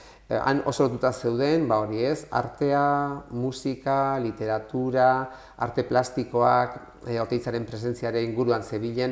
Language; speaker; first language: Basque; non-native, local second language; Spanish